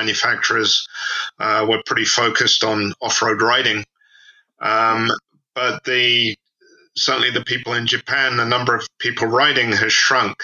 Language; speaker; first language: English; native; English